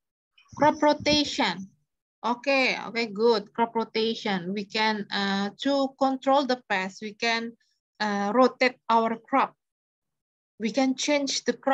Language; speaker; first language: English; non-native, fluent; Indonesian